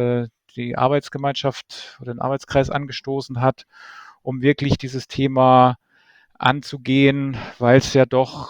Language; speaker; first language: German; native; German